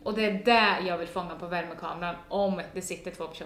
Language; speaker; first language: Swedish; native; Swedish